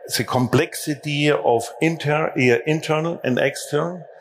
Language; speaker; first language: English; non-native, fluent; German